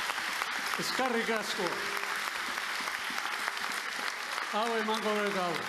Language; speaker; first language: Basque; non-native, local second language; Spanish